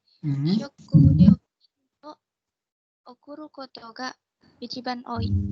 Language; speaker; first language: Japanese; non-native, learner; Indonesian